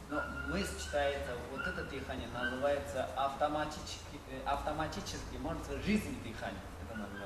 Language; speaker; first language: Russian; non-native, learner; Chinese